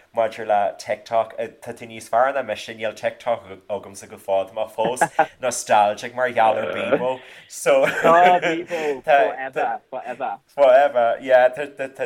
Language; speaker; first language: Irish; native; Irish